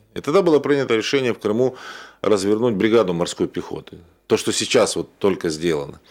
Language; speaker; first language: Russian; native; Russian